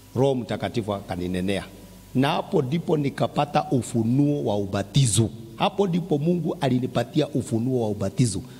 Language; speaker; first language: Swahili; non-native, local second language; Kikuyu